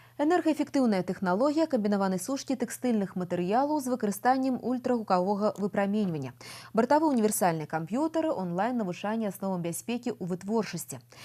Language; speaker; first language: Belarusian; non-native, local second language; Russian